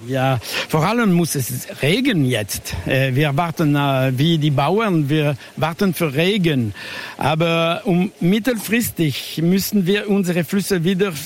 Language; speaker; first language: German; non-native, local second language; French